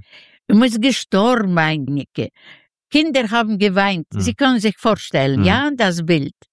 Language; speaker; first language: German; non-native, learner; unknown